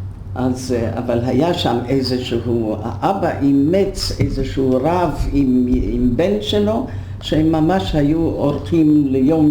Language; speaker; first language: Hebrew; non-native, fluent; Polish